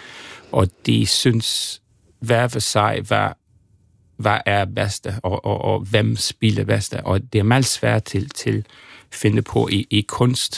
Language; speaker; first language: Danish; non-native, fluent; English